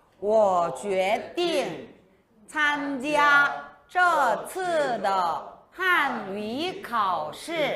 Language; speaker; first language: Chinese; non-native, fluent; Korean